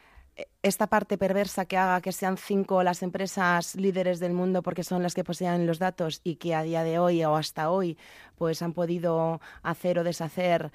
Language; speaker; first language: Spanish; native; Spanish